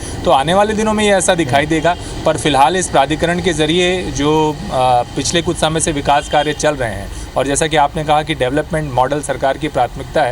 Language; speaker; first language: Hindi; native; Hindi